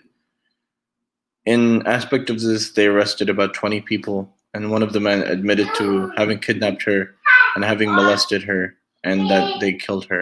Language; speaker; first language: English; native; English